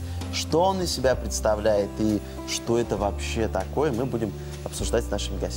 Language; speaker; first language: Russian; native; Russian